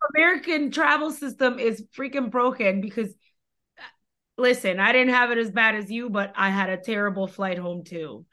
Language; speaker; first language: English; early bilingual, other home language; Spanish